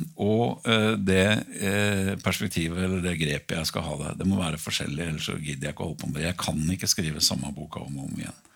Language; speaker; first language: Norwegian; native; Norwegian